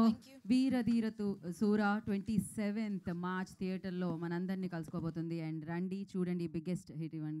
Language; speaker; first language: Telugu; native; Telugu